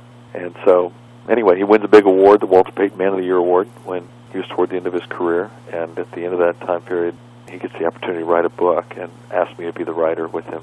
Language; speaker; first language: English; native; English